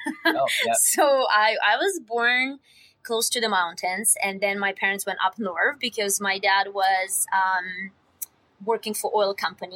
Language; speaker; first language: English; non-native, fluent; Russian